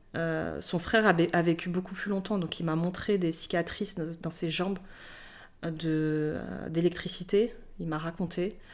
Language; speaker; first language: French; native; French